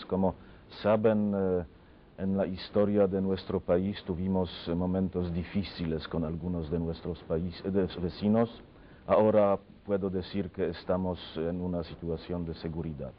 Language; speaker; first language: Spanish; non-native, fluent; Polish